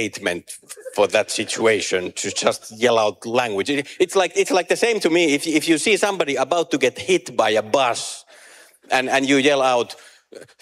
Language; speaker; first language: English; non-native, fluent; Finnish